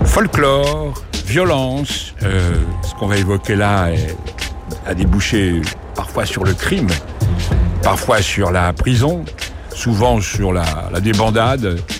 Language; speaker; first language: French; native; French